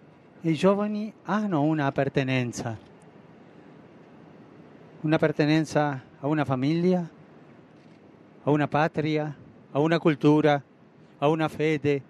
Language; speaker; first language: Italian; non-native, fluent; Spanish